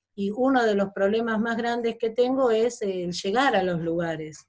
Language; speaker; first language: Spanish; native; Spanish